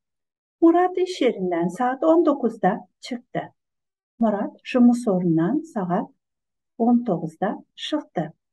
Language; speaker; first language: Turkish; non-native, fluent; Kazakh